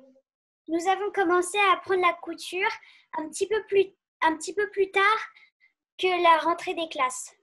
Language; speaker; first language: French; early bilingual, heritage; French